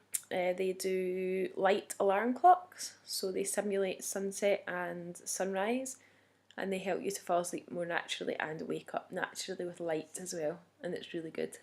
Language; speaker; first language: English; native; English